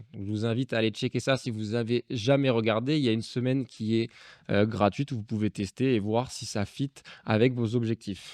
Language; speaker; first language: French; native; French